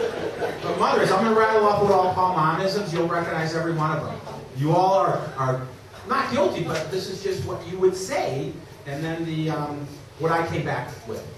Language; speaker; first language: English; native; English